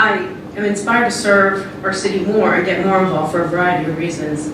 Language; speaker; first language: English; native; English